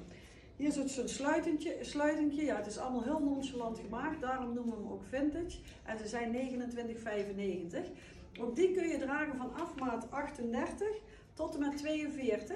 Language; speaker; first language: Dutch; native; Dutch